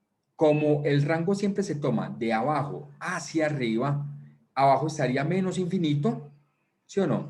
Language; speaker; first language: Spanish; native; Spanish